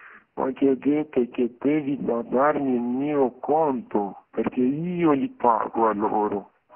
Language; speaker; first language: Italian; non-native, fluent; Romanian